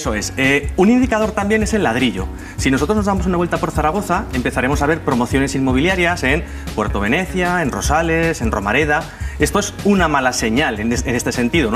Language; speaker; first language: Spanish; native; Spanish